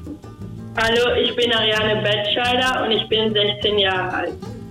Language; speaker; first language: German; early bilingual, heritage; German